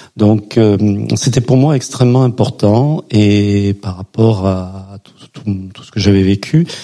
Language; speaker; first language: French; native; French